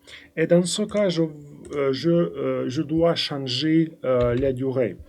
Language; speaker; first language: French; non-native, fluent; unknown